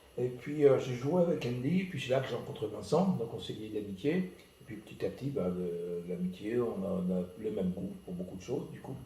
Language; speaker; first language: French; early bilingual, other home language; Malagasy